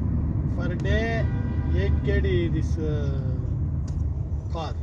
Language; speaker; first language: English; non-native, learner; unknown